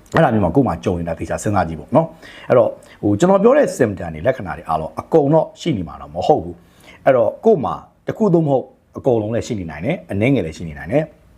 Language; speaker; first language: Burmese; native; Burmese